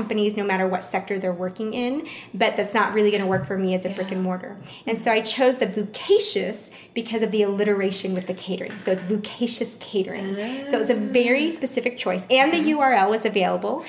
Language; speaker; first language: English; early bilingual, other home language; Vietnamese